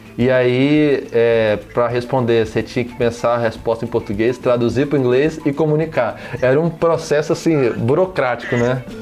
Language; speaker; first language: Portuguese; native; Portuguese